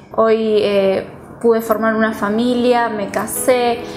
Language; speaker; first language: Spanish; native; Spanish